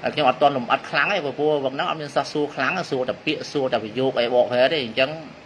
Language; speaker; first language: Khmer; native; Khmer